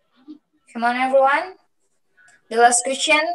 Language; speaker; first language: English; non-native, learner; Indonesian